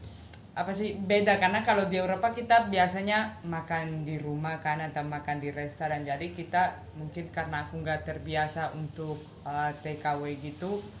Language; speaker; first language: Indonesian; non-native, fluent; Spanish